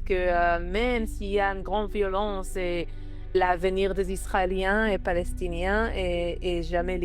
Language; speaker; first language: French; non-native, learner; Hebrew